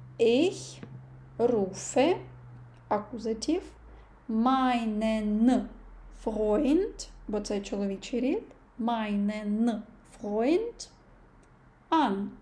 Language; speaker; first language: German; non-native, fluent; Ukrainian